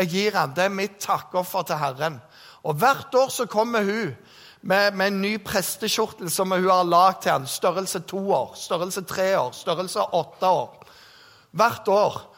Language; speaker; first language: Norwegian; native; Norwegian